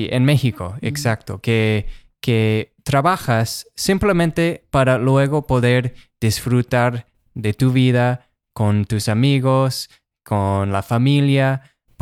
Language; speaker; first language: Spanish; non-native, fluent; English